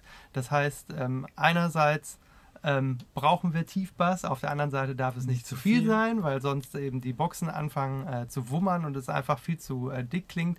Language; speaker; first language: German; native; German